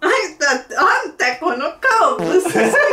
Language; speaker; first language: Japanese; non-native, fluent; Spanish